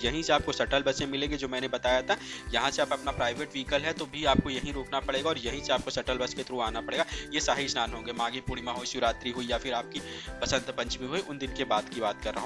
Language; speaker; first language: Hindi; native; Hindi